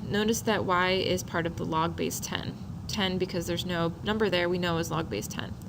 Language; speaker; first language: English; native; English